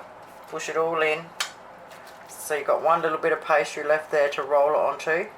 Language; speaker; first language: English; native; English